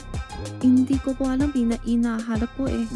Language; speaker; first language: Filipino; non-native, learner; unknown